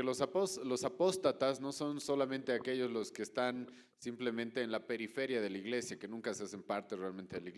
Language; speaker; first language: Spanish; native; Spanish